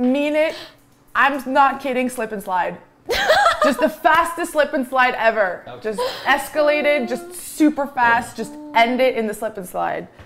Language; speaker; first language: English; non-native, fluent; Norwegian